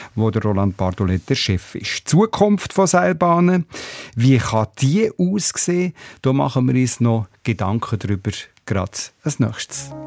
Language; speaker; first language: German; native; German